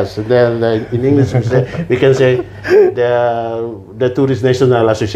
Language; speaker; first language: English; non-native, learner; Indonesian